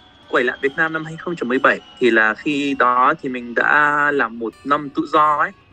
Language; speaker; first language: Vietnamese; non-native, fluent; Arabic